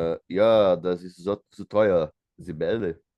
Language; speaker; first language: German; non-native, learner; Portuguese